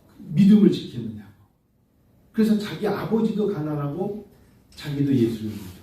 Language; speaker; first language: Korean; native; Korean